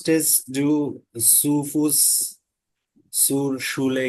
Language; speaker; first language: German; non-native, learner; Bangla